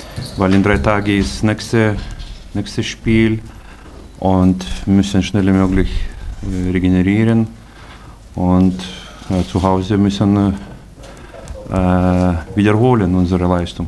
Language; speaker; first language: German; non-native, fluent; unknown